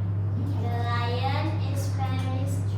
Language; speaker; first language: English; non-native, learner; Indonesian